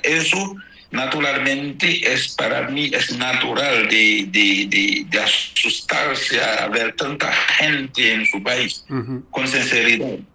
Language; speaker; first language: Spanish; non-native, fluent; Haitian Creole